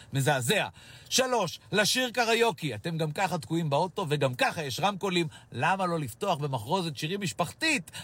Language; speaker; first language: Hebrew; native; Hebrew